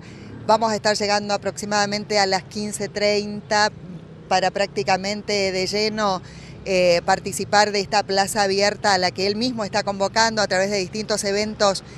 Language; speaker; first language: Spanish; native; Spanish